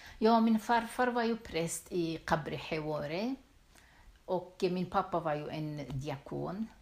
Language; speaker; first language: Swedish; non-native, fluent; Turoyo